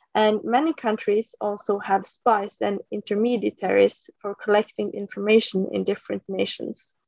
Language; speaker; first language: English; non-native, fluent; Norwegian